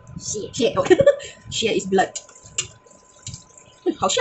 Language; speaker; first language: Chinese; non-native, learner; Malay